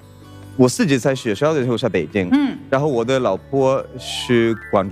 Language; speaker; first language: Chinese; non-native, fluent; Swedish